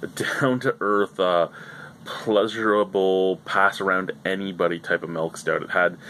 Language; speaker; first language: English; native; English